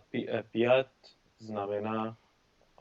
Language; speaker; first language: Czech; non-native, learner; English